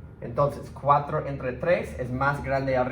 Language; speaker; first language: Spanish; early bilingual, heritage; Spanish